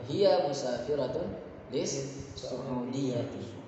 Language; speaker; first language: Arabic; non-native, fluent; Indonesian